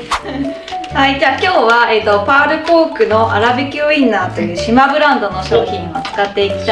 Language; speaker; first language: Japanese; native; Japanese